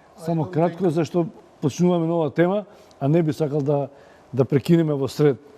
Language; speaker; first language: Macedonian; native; Macedonian